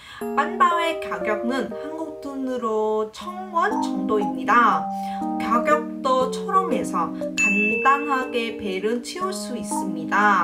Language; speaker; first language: Korean; non-native, local second language; Vietnamese